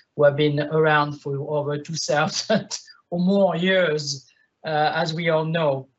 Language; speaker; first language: English; non-native, fluent; French